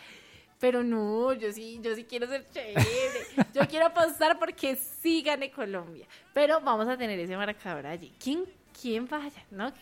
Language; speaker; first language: Spanish; native; Spanish